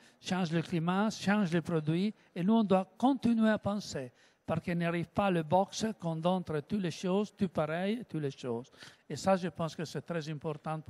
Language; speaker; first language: French; non-native, learner; Italian